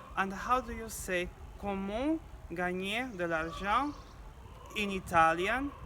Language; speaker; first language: English; non-native, fluent; Portuguese